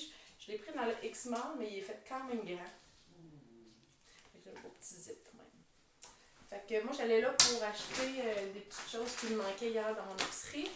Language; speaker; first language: French; native; French